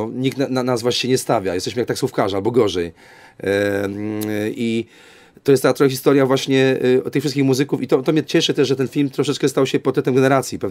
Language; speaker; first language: Polish; native; Polish